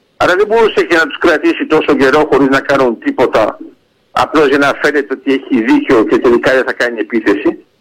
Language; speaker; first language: Greek; early bilingual, heritage; Greek